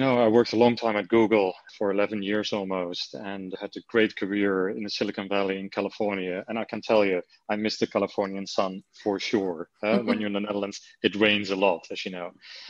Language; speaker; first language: English; non-native, fluent; Dutch